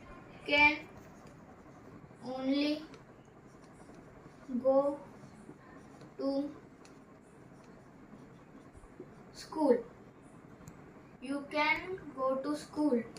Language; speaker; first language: English; non-native, local second language; Telugu